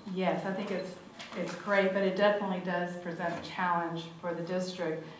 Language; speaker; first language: English; native; English